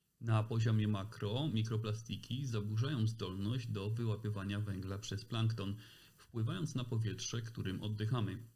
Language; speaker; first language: Polish; native; Polish